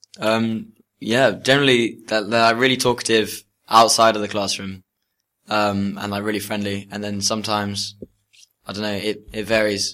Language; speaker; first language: English; native; English